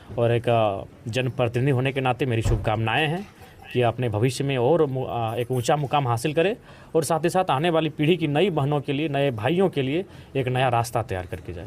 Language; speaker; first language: Hindi; non-native, local second language; Magahi